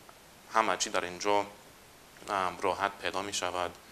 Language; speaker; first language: Persian; non-native, fluent; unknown